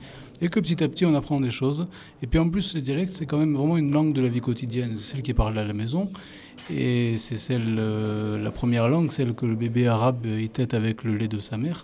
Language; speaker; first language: French; native; French